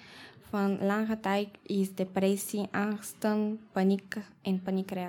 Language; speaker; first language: Dutch; non-native, learner; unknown